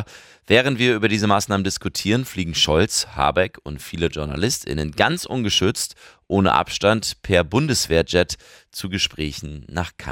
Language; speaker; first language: German; native; German